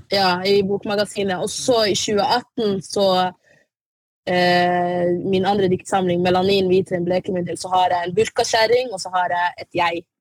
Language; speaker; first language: Norwegian; early bilingual, other home language; Arabic